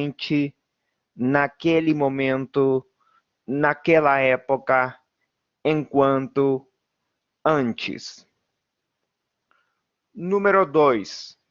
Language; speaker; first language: Portuguese; non-native, fluent; Spanish